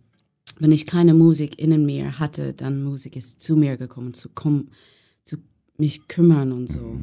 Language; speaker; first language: German; non-native, learner; English